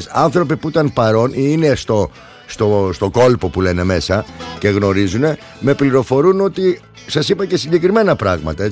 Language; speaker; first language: Greek; native; Greek